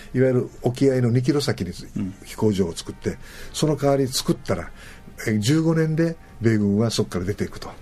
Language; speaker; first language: Japanese; native; Japanese